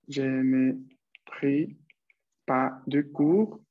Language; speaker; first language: French; non-native, fluent; Spanish